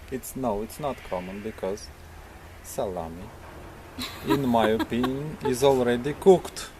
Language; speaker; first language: English; non-native, learner; Ukrainian